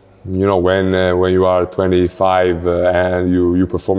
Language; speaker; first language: English; non-native, learner; Italian